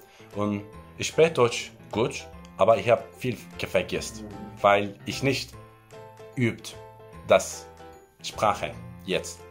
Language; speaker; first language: German; non-native, learner; Turkish